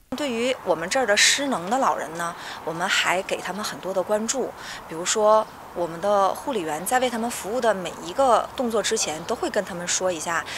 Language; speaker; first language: Chinese; native; Chinese